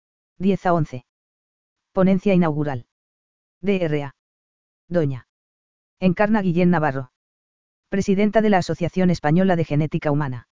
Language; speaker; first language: Spanish; native; Spanish